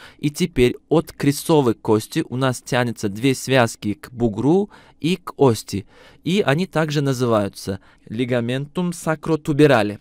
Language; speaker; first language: Russian; non-native, local second language; Uzbek